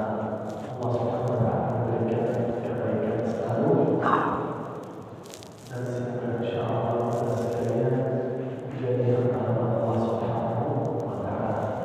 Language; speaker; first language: Indonesian; non-native, learner; Arabic